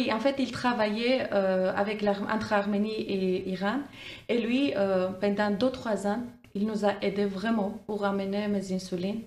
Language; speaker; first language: French; non-native, fluent; Armenian